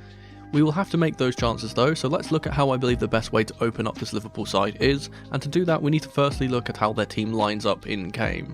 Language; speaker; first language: English; native; English